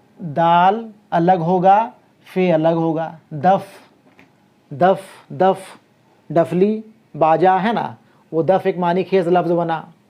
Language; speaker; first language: Hindi; native; Hindi